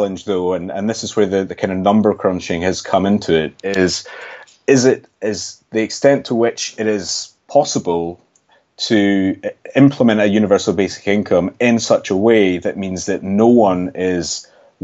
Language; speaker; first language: English; native; English